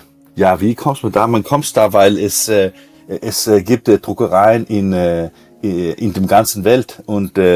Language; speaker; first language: German; non-native, learner; Danish